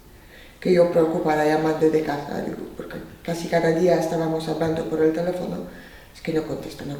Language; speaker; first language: Spanish; non-native, fluent; Polish